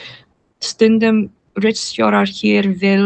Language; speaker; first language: Icelandic; non-native, learner; English